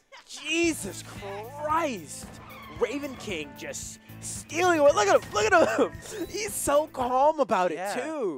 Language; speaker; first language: English; native; English